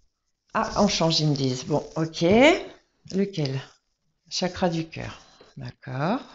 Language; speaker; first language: French; native; French